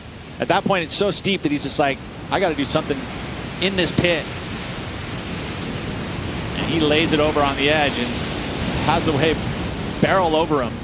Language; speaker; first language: English; native; English